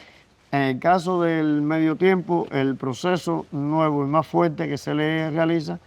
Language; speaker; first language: Spanish; native; Spanish